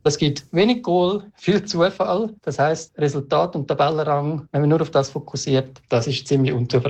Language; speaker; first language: German; native; German